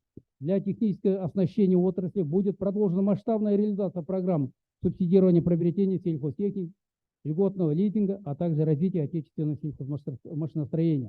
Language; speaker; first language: Russian; native; Russian